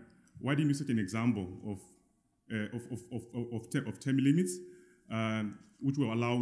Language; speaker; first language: English; non-native, local second language; Shona